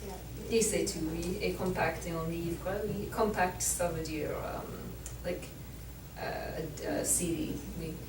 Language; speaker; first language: French; non-native, learner; English